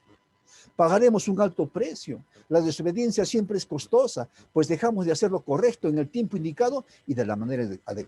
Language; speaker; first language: Spanish; native; Spanish